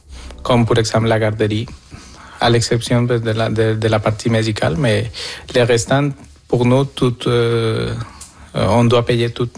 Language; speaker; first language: French; non-native, fluent; Spanish